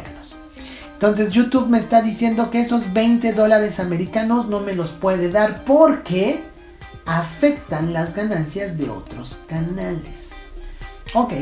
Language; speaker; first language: Spanish; native; Spanish